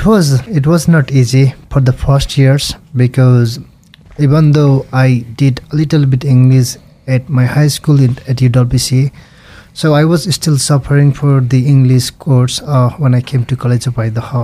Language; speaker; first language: English; non-native, local second language; Nepali